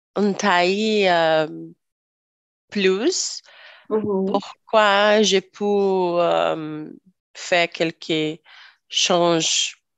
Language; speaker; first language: French; non-native, learner; Portuguese